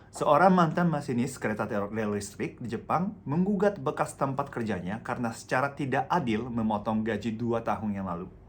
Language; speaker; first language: Indonesian; non-native, fluent; Japanese